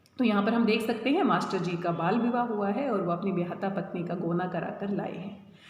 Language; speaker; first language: Hindi; native; Hindi